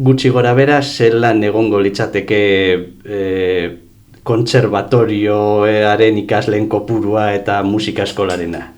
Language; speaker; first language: Basque; native; Basque